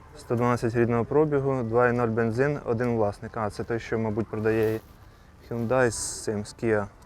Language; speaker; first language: Ukrainian; native; Ukrainian